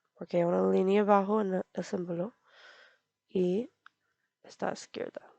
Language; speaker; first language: Spanish; non-native, learner; English